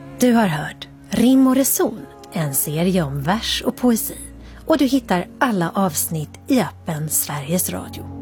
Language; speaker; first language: Swedish; native; Swedish